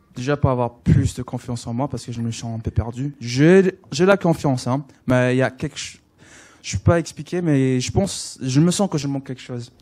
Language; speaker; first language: French; non-native, learner; English